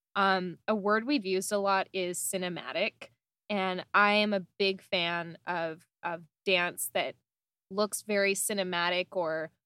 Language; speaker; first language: English; native; English